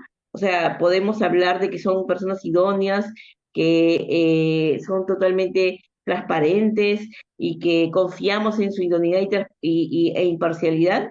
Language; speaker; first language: Spanish; native; Spanish